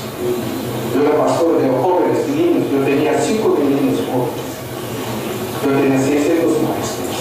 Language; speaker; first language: Spanish; non-native, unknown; Korean